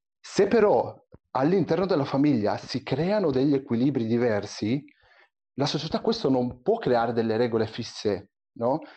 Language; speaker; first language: Italian; early bilingual, other home language; Arabic